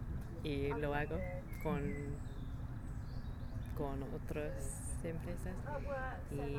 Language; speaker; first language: Spanish; non-native, learner; English